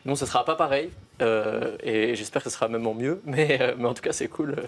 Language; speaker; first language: French; native; French